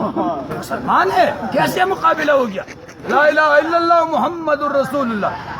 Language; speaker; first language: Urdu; non-native, local second language; Pashto